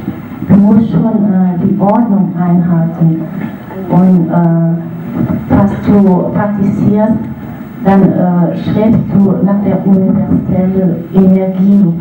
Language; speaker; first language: German; non-native, fluent; Vietnamese